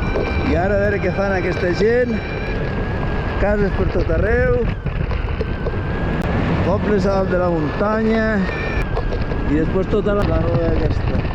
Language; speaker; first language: Catalan; native; Catalan